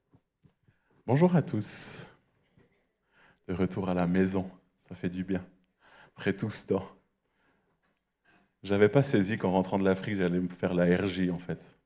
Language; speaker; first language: French; native; French